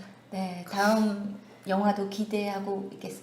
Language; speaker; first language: Korean; native; Korean